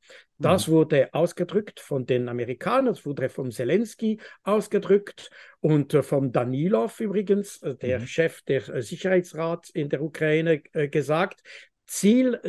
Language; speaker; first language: German; non-native, fluent; French